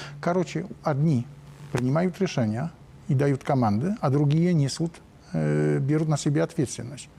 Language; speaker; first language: Polish; non-native, learner; Russian